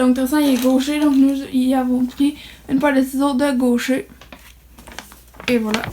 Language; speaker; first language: French; native; French